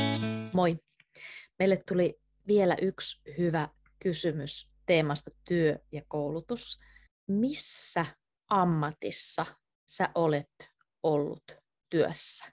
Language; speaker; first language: Finnish; native; Finnish